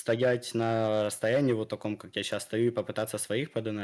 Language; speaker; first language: Russian; native; Russian